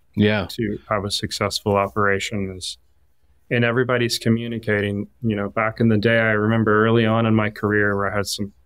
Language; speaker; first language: English; native; English